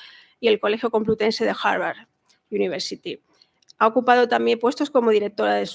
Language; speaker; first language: Spanish; native; Spanish